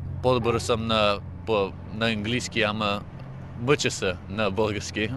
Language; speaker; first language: Bulgarian; early bilingual, heritage; English